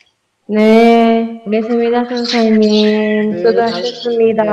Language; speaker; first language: Korean; non-native, learner; Indonesian